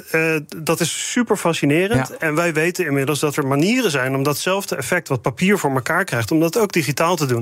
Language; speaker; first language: Dutch; native; Dutch